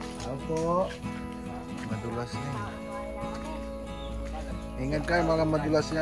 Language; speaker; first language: Filipino; non-native, local second language; Bikol